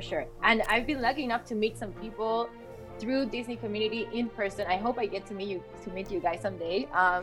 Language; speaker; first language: English; non-native, fluent; Spanish